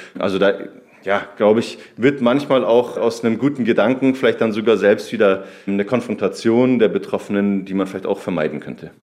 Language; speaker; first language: German; native; German